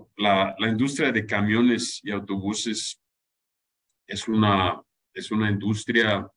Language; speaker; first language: Spanish; non-native, fluent; German